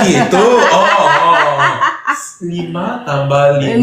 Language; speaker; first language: Indonesian; non-native, fluent; English